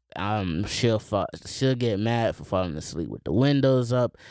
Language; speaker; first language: English; native; English